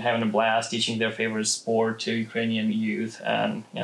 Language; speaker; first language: English; non-native, fluent; Ukrainian